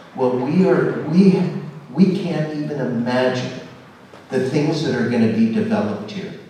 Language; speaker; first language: English; native; English